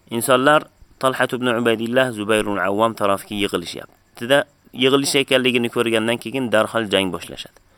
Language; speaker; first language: Uzbek; native; Uzbek